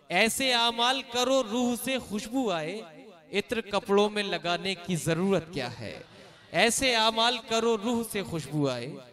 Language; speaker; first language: Urdu; native; Urdu